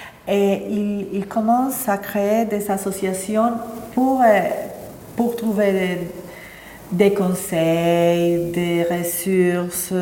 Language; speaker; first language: French; non-native, fluent; Spanish